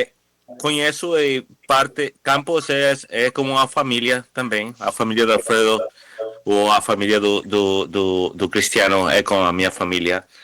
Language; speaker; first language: Portuguese; non-native, learner; Spanish